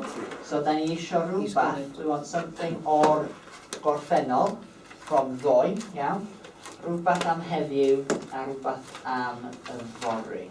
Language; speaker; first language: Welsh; native; Welsh